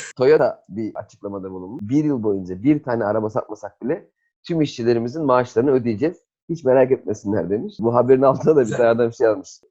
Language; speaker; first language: Turkish; native; Turkish